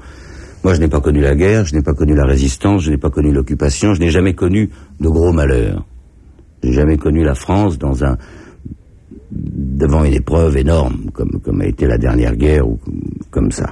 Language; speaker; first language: French; native; French